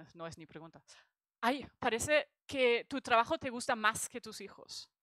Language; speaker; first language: Spanish; non-native, fluent; German